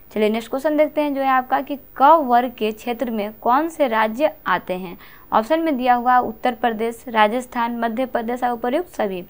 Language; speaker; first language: Hindi; native; Hindi